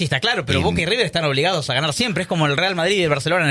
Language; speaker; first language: Spanish; native; Spanish